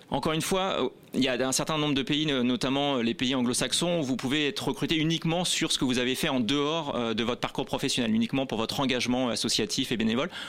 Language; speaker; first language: French; native; French